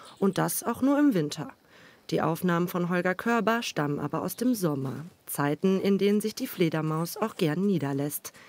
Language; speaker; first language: German; native; German